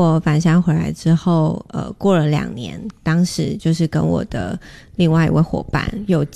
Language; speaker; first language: Chinese; native; Chinese